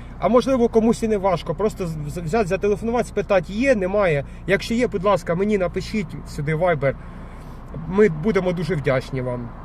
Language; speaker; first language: Ukrainian; non-native, local second language; Russian